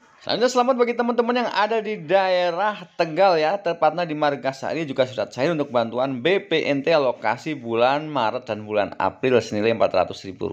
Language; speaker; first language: Indonesian; native; Indonesian